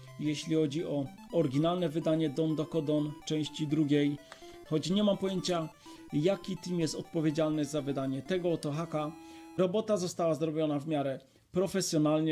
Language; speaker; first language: Polish; native; Polish